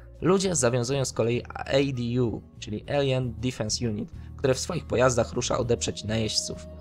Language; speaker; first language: Polish; native; Polish